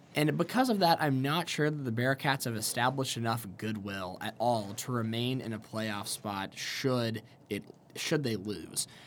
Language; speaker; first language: English; native; English